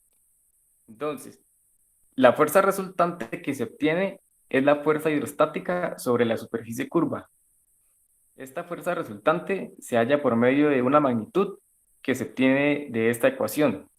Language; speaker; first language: Spanish; native; Spanish